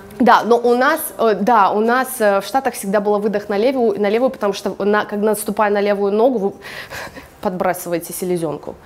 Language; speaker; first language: Russian; early bilingual, heritage; English